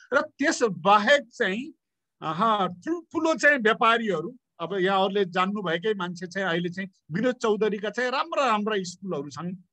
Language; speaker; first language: Nepali; native; Nepali